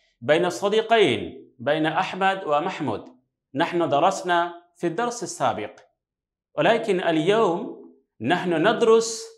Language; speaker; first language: Arabic; non-native, fluent; Bangla